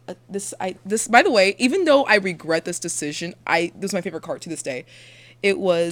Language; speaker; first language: English; early bilingual, other home language; Spanish